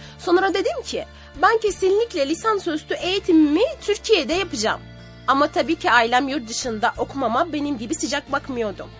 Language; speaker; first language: Turkish; non-native, fluent; Arabic